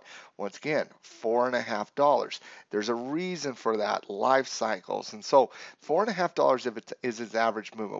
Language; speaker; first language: English; native; English